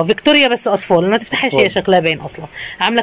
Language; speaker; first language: Arabic; native; Arabic